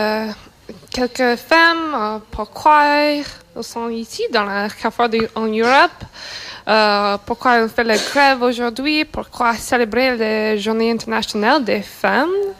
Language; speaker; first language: French; non-native, learner; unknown